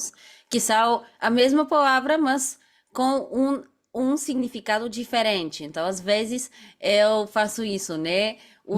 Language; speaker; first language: Portuguese; non-native, fluent; Bulgarian